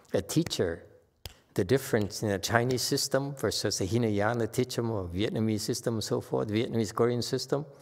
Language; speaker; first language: English; non-native, fluent; Vietnamese